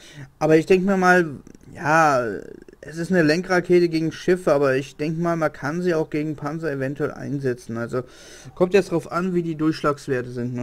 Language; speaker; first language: German; native; German